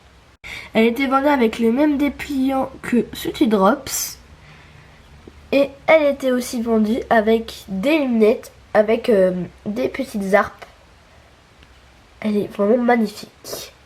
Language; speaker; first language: French; native; French